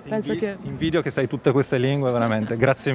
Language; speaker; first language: Italian; native; Italian